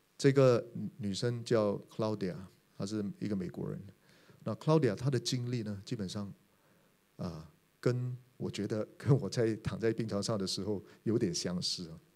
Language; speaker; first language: Chinese; native; Chinese